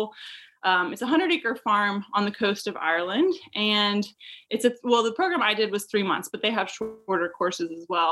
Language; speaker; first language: English; native; English